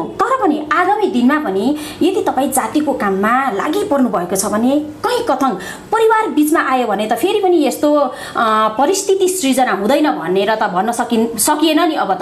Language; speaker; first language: Nepali; native; Nepali